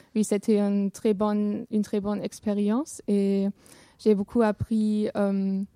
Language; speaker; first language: French; non-native, fluent; German